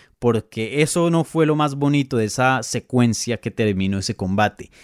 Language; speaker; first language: Spanish; native; Spanish